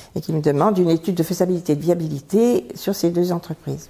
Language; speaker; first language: French; native; French